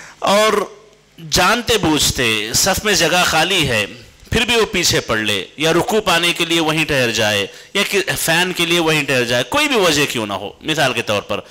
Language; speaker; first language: Urdu; native; Urdu